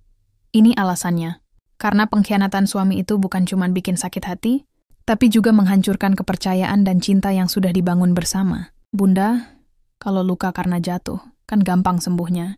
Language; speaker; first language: Indonesian; native; Indonesian